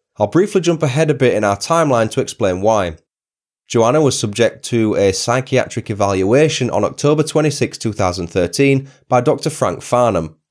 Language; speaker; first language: English; native; English